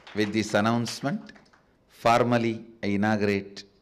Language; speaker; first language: English; non-native, local second language; Tamil